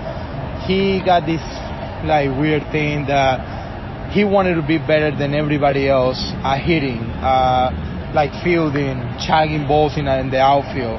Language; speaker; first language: English; non-native, fluent; Spanish